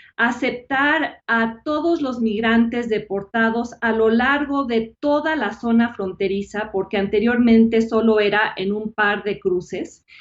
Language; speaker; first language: Spanish; native; Spanish